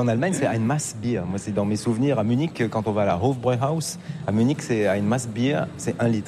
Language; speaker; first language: French; native; French